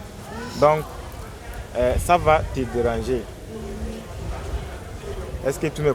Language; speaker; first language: French; non-native, learner; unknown